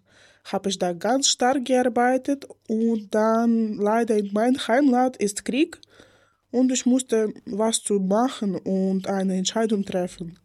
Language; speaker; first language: German; non-native, learner; Ukrainian